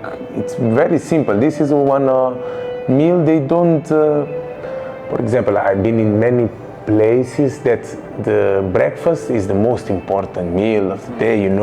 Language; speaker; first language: English; non-native, local second language; Kabuverdianu